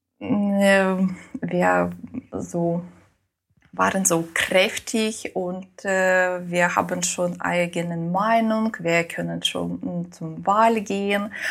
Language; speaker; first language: German; non-native, learner; Ukrainian